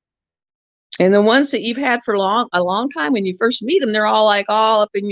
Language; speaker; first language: English; native; English